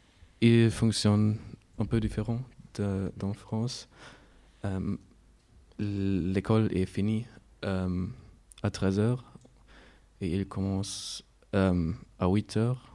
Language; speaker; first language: French; non-native, learner; German